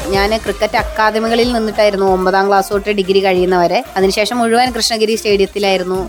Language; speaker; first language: Malayalam; native; Malayalam